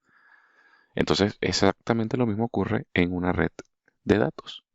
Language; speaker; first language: Spanish; native; Spanish